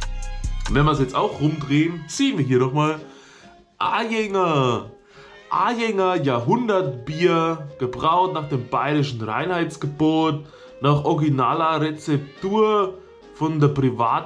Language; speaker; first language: German; native; German